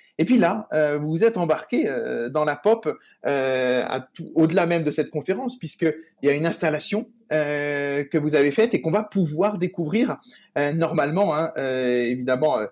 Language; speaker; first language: French; native; French